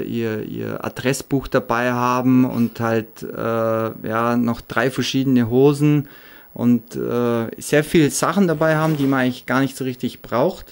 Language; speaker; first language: German; native; German